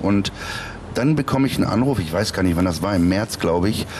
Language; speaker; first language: German; native; German